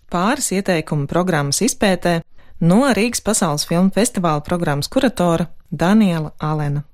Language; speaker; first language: Latvian; native; Latvian